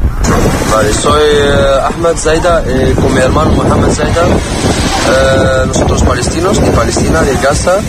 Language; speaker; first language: Spanish; non-native, learner; Arabic